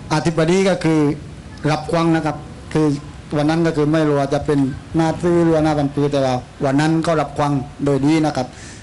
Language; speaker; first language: Thai; native; Thai